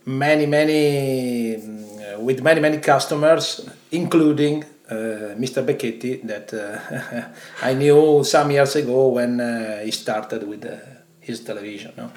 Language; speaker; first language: English; non-native, learner; Italian